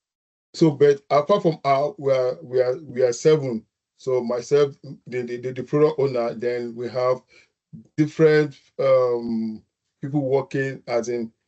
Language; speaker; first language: English; non-native, local second language; Yoruba